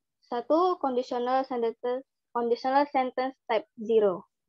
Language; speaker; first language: English; non-native, learner; Indonesian